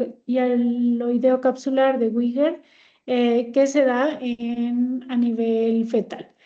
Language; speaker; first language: Spanish; native; Spanish